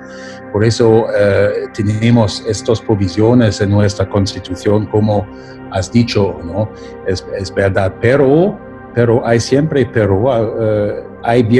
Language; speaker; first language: Spanish; non-native, fluent; German